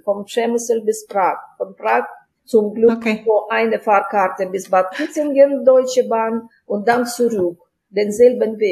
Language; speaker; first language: German; non-native, fluent; Ukrainian